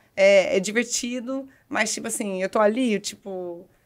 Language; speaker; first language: Portuguese; early bilingual, heritage; English